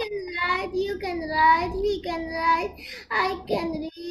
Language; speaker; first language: English; non-native, learner; Bangla